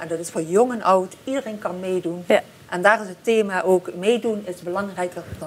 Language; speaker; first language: Dutch; native; Dutch